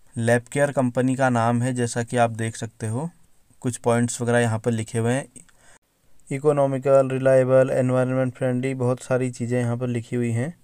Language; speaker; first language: Hindi; native; Hindi